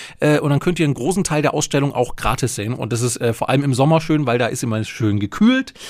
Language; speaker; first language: German; native; German